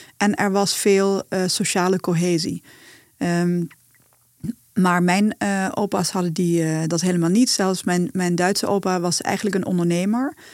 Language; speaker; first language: Dutch; native; Dutch